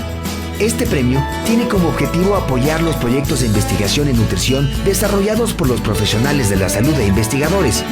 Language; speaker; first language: Spanish; native; Spanish